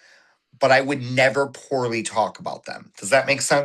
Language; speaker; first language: English; native; English